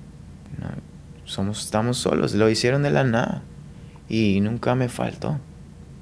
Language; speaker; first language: Spanish; early bilingual, heritage; English